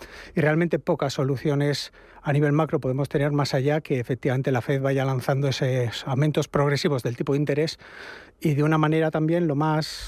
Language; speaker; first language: Spanish; native; Spanish